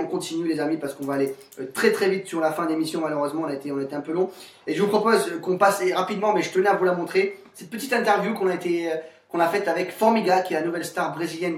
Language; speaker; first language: French; native; French